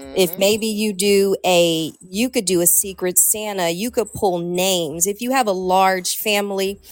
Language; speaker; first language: English; native; English